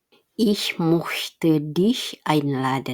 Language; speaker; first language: German; non-native, fluent; Indonesian